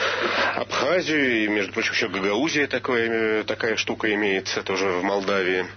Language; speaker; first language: Russian; native; Russian